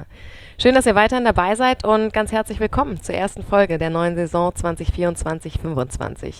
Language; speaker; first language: German; native; German